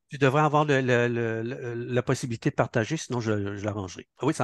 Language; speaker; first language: French; native; French